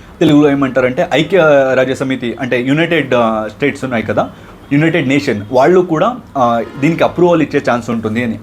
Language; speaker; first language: Telugu; non-native, local second language; Kannada